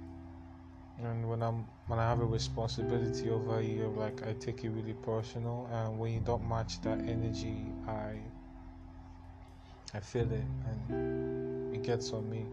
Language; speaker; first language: English; non-native, local second language; Igbo